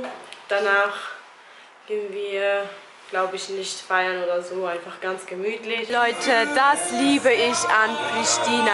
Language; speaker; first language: German; early bilingual, other home language; Albanian